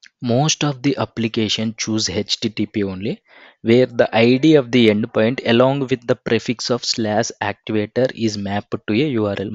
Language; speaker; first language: English; non-native, local second language; Telugu